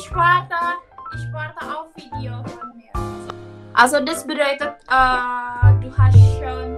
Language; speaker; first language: German; non-native, fluent; Indonesian